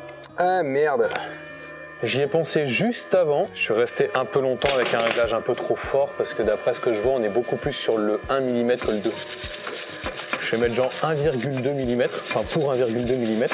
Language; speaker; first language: French; native; French